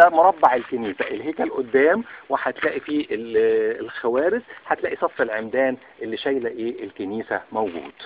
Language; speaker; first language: Arabic; native; Arabic